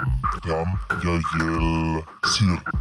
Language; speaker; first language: Russian; non-native, learner; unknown